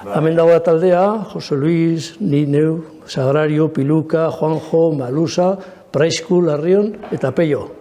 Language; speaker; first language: Basque; non-native, local second language; Spanish